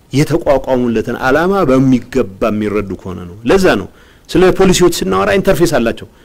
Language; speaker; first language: Amharic; non-native, local second language; Tigrinya